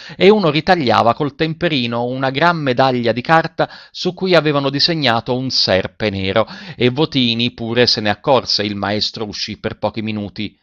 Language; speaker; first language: Italian; native; Italian